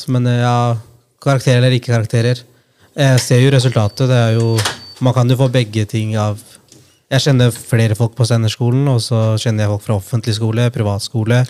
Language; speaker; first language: Norwegian; early bilingual, other home language; Punjabi